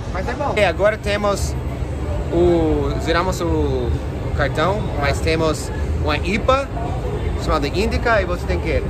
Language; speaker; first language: Portuguese; non-native, fluent; English